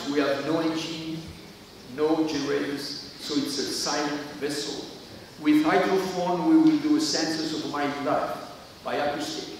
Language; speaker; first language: English; non-native, learner; French